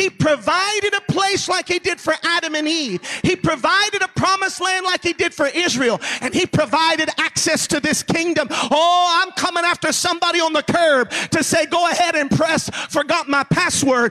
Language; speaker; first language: English; native; English